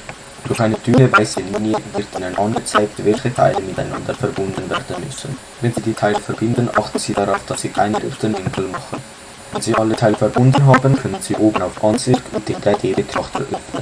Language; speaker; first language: German; native; German